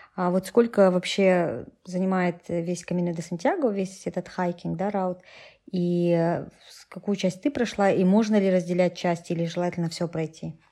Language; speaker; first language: Russian; native; Russian